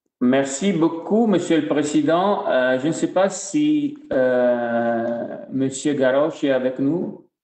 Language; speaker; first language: French; non-native, fluent; Italian